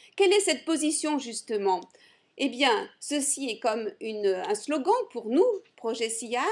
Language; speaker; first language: French; native; French